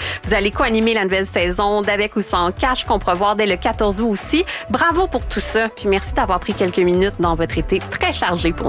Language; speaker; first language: French; native; French